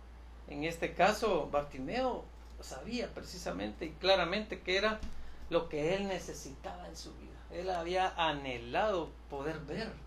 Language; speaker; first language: Spanish; native; Spanish